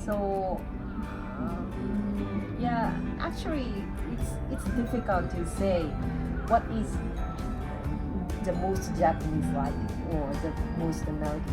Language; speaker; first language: English; non-native, learner; Japanese